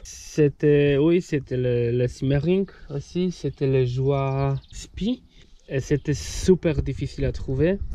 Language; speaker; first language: French; non-native, fluent; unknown